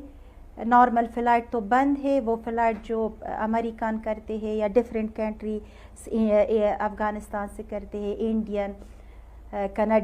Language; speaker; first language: Hindi; non-native, learner; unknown